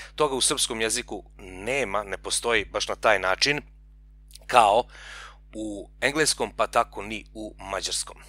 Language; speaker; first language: Serbian; non-native, local second language; Hungarian